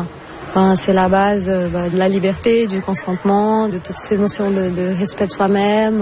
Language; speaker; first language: French; non-native, fluent; Portuguese